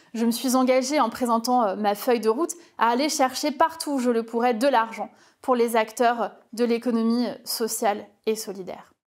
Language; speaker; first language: French; native; French